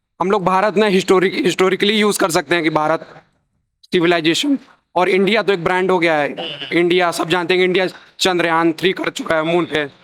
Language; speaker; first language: Hindi; native; Hindi